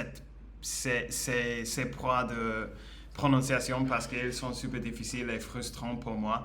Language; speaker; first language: French; non-native, learner; English